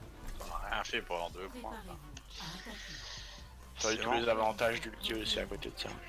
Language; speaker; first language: French; native; French